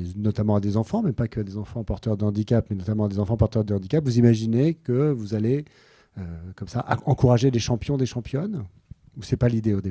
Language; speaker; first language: French; native; French